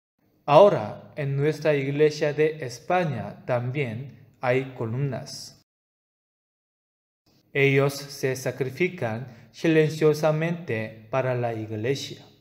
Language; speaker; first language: Spanish; non-native, fluent; Korean